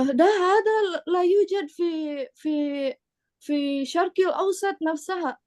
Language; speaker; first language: Arabic; non-native, learner; Indonesian